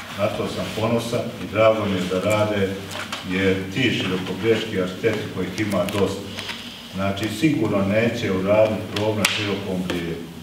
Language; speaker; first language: Bosnian; native; Bosnian